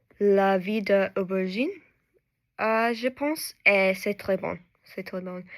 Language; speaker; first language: French; non-native, learner; English